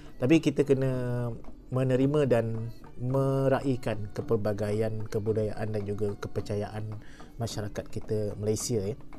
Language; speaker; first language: Malay; non-native, local second language; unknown